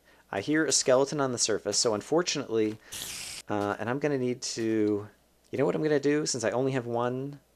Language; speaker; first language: English; native; English